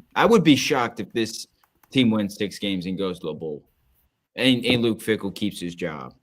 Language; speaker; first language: English; native; English